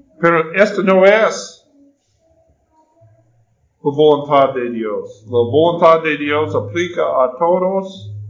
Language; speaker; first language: Spanish; non-native, fluent; English